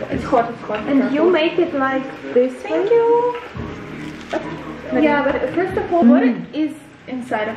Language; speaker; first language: English; non-native, fluent; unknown